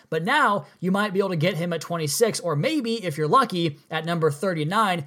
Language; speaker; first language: English; native; English